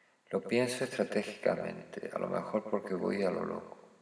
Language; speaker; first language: Spanish; native; Spanish